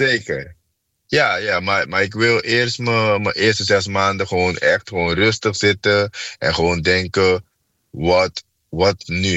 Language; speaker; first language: Dutch; non-native, fluent; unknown